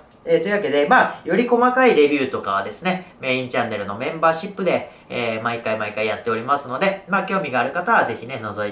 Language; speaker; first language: Japanese; native; Japanese